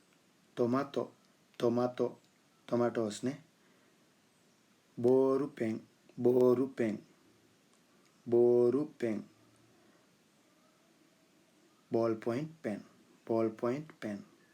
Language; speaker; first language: Japanese; non-native, fluent; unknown